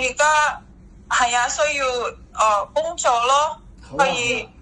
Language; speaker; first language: Cantonese; non-native, learner; Indonesian